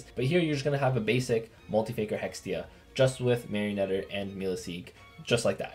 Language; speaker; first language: English; native; English